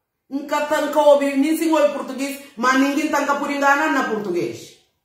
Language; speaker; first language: Portuguese; non-native, local second language; Upper Guinea Crioulo